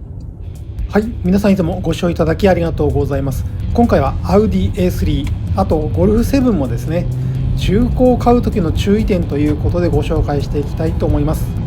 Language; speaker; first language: Japanese; native; Japanese